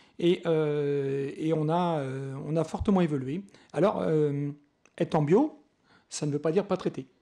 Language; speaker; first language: French; native; French